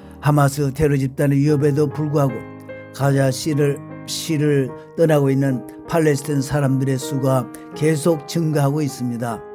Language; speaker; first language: Korean; native; Korean